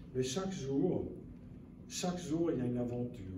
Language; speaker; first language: French; native; French